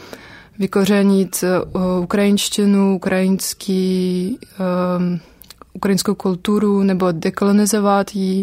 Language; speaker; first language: Czech; non-native, fluent; Russian